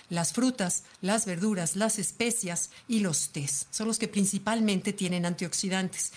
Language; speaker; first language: Spanish; native; Spanish